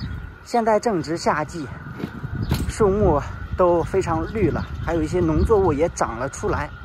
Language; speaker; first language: Chinese; native; Chinese